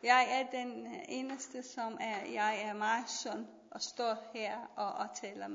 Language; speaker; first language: Danish; non-native, learner; Persian